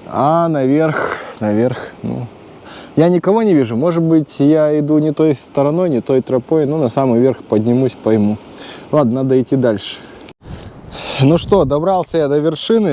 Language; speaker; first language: Russian; native; Russian